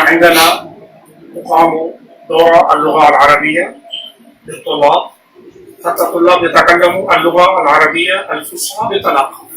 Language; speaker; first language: Arabic; non-native, fluent; Urdu